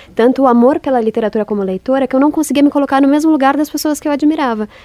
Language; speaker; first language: Portuguese; native; Portuguese